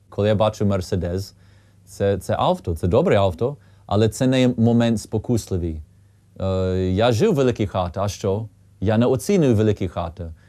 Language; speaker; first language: Ukrainian; early bilingual, heritage; English